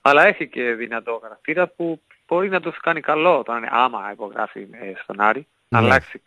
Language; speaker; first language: Greek; non-native, fluent; Spanish